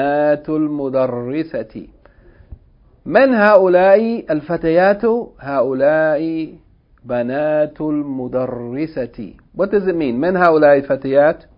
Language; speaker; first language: Arabic; non-native, fluent; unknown